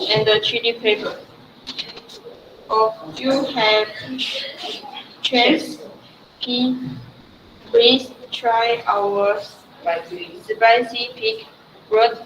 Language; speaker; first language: English; non-native, learner; Chinese